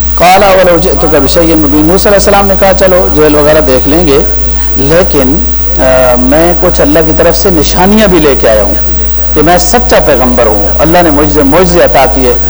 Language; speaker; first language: Urdu; native; Urdu